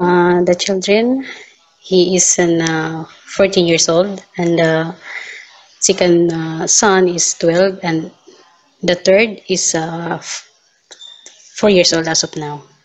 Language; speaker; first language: English; non-native, learner; Filipino